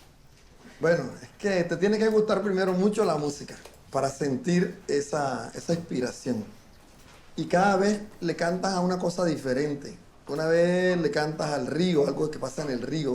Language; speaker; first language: Spanish; native; Spanish